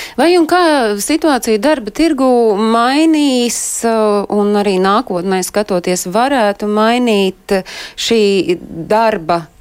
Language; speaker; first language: Latvian; native; Latvian